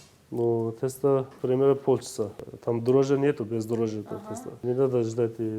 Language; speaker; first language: Russian; non-native, learner; Turkish